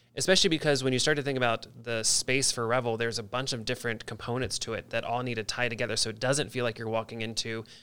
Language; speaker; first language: English; native; English